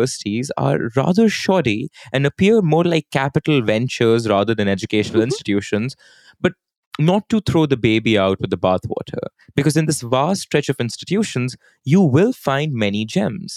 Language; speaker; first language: English; non-native, local second language; Hindi